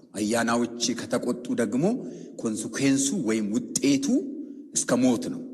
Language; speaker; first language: Amharic; non-native, local second language; Oromo